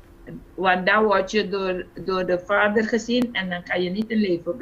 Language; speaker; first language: Dutch; non-native, fluent; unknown